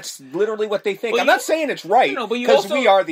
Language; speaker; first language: English; native; English